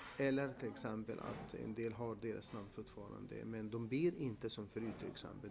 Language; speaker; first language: Swedish; non-native, fluent; Arabic